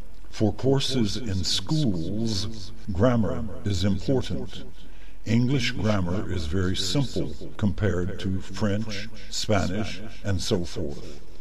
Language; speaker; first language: English; native; English